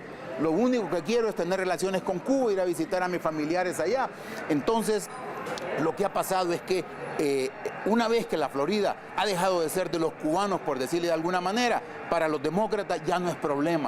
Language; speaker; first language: Spanish; native; Spanish